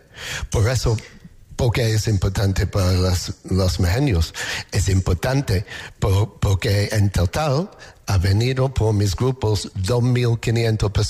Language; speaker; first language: Spanish; non-native, learner; English